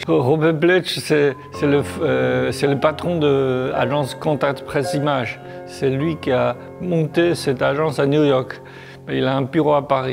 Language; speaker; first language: French; non-native, learner; Chinese